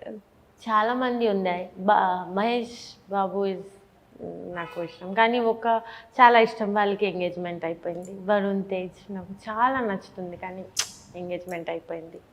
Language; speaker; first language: Telugu; non-native, learner; Bangla